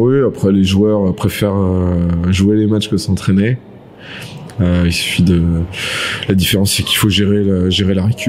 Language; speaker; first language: French; native; French